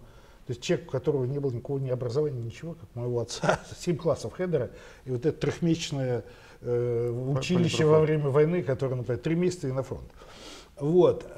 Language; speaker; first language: Russian; native; Russian